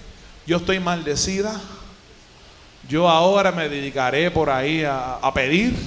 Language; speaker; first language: Spanish; native; Spanish